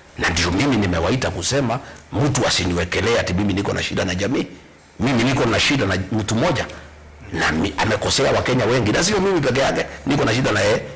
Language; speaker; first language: Swahili; non-native, local second language; Kikuyu